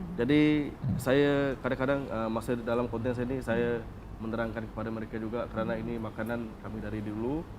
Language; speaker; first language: Malay; non-native, local second language; Iban